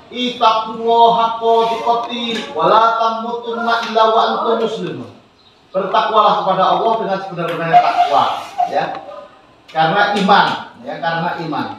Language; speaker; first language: Indonesian; native; Indonesian